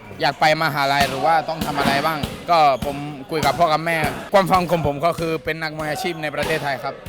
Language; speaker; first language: Thai; non-native, fluent; Spanish